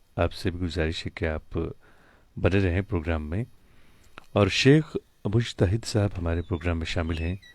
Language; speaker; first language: Hindi; non-native, local second language; Kashmiri